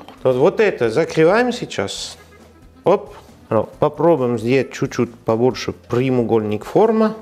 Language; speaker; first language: Russian; non-native, learner; French